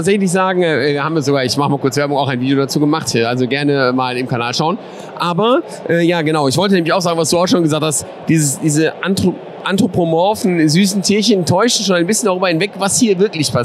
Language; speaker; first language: German; native; German